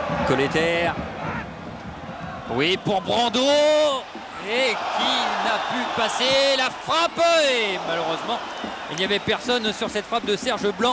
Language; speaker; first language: French; native; French